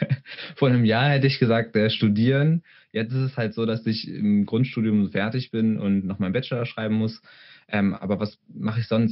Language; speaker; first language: German; native; German